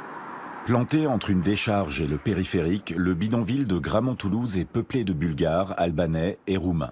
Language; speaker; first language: French; native; French